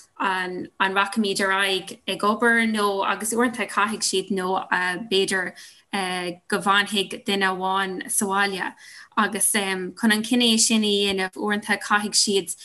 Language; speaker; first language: Irish; non-native, local second language; English